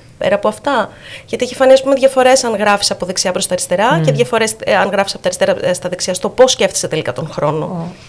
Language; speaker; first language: Greek; native; Greek